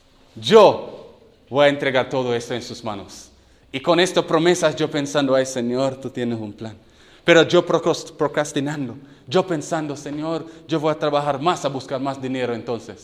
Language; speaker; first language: Spanish; non-native, learner; English